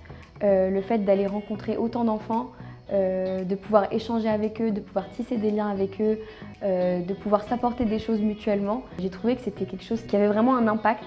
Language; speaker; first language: French; non-native, local second language; Arabic